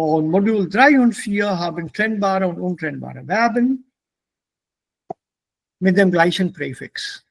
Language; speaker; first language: German; non-native, fluent; Hindi